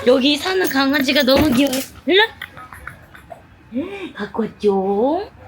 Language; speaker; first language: Korean; native; Korean